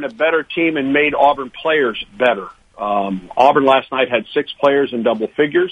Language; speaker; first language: English; native; English